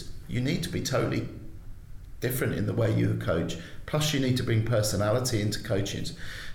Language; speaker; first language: English; native; English